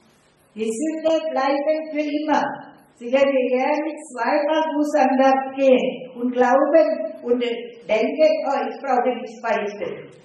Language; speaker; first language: German; non-native, fluent; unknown